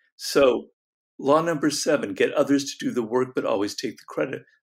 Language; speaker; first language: English; native; English